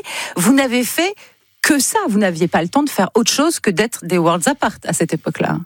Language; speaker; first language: French; native; French